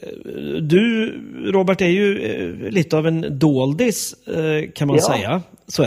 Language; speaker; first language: Swedish; native; Swedish